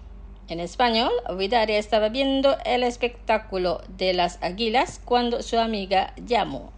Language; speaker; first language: Spanish; non-native, fluent; Indonesian